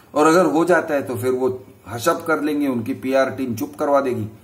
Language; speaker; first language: Hindi; non-native, local second language; Gujarati